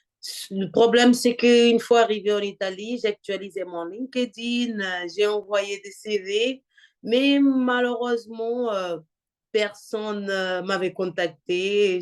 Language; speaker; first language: French; non-native, fluent; Portuguese